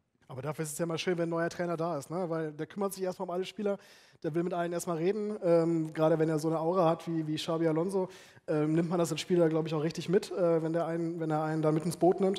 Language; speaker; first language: German; native; German